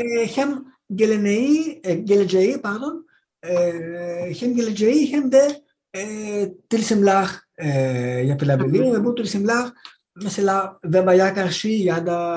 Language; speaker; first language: Turkish; non-native, fluent; Greek